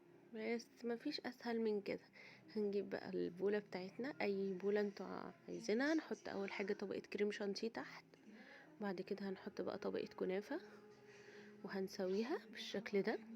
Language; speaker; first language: Arabic; native; Arabic